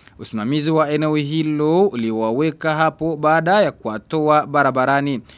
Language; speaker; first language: Swahili; non-native, local second language; Rundi